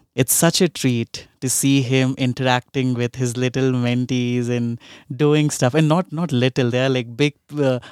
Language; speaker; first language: English; non-native, local second language; Hindi